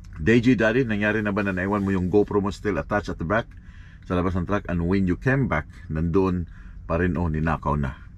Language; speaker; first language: Filipino; non-native, local second language; Cebuano